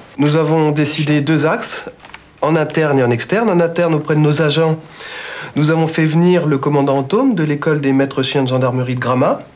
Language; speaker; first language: French; native; French